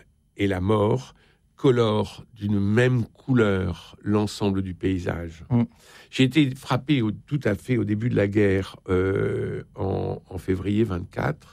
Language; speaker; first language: French; native; French